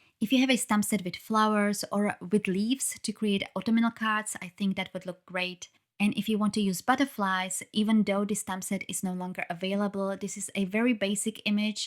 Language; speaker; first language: English; non-native, fluent; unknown